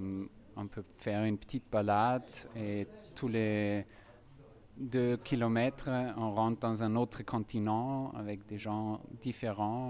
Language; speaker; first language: French; non-native, fluent; German